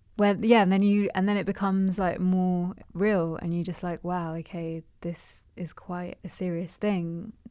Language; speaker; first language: English; native; English